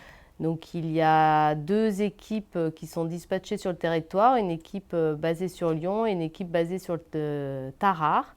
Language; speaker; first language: French; native; French